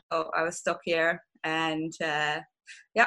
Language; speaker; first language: English; non-native, fluent; German